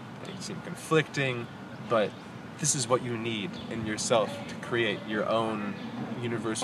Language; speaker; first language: English; native; English